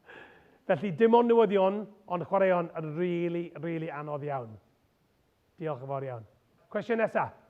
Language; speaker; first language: Welsh; non-native, local second language; English